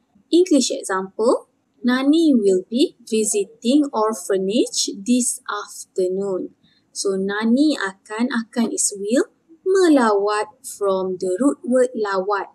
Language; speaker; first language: English; non-native, local second language; Malay